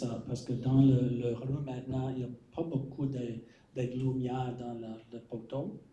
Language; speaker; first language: French; non-native, learner; English